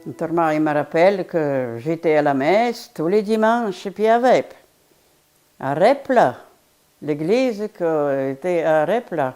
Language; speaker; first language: French; non-native, fluent; Polish